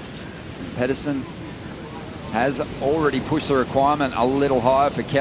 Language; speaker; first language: English; native; English